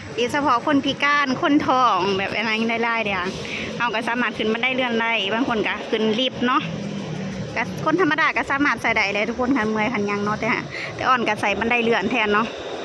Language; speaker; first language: Thai; non-native, local second language; Northeastern Thai